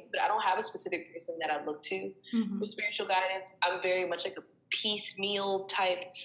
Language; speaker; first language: English; native; English